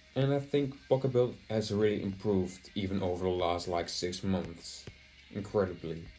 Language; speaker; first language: English; non-native, fluent; Dutch